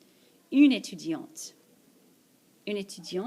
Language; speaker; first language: French; non-native, fluent; English